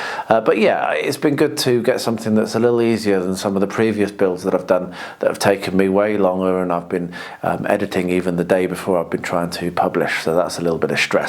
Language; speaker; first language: English; native; English